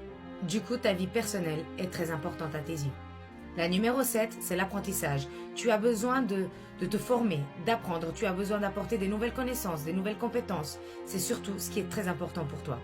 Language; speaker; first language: French; native; French